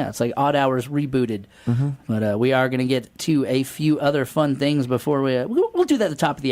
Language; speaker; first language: English; native; English